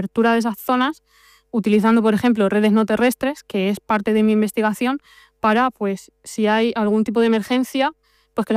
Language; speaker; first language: Spanish; native; Spanish